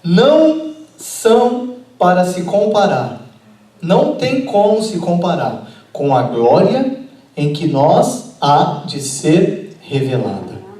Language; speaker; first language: Portuguese; native; Portuguese